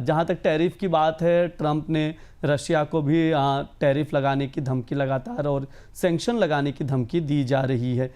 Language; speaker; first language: Hindi; native; Hindi